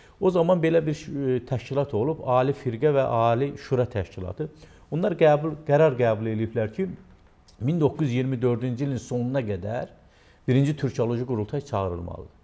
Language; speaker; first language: Azerbaijani; native; Azerbaijani